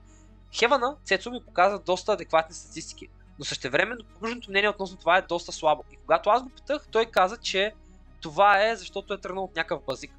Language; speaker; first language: Bulgarian; native; Bulgarian